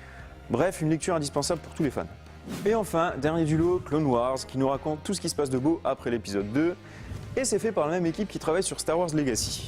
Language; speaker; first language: French; native; French